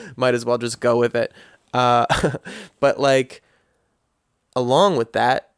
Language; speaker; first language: English; native; English